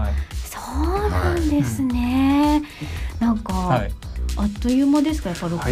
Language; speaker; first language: Japanese; native; Japanese